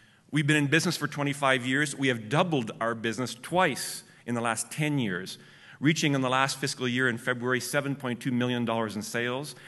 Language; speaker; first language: English; native; English